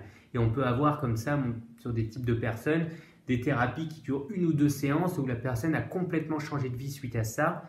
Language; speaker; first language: French; native; French